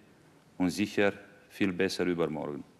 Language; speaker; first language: German; non-native, fluent; Romanian